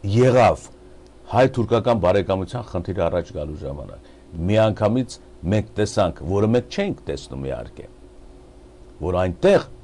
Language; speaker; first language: Armenian; native; Armenian